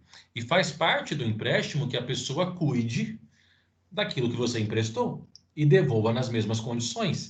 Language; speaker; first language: Portuguese; native; Portuguese